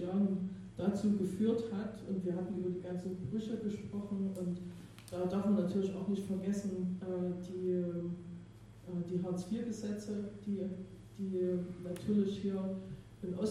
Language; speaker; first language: German; native; German